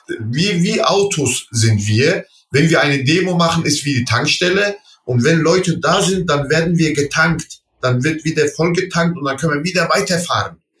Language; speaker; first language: German; early bilingual, other home language; Turkish